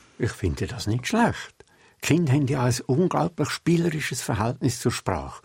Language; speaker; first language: German; native; German